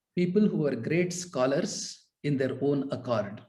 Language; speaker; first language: English; non-native, local second language; Kannada